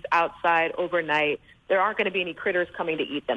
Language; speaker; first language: English; native; English